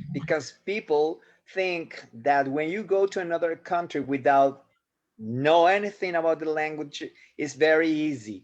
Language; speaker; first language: English; non-native, fluent; Spanish